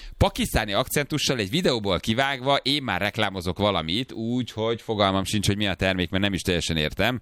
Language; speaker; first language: Hungarian; native; Hungarian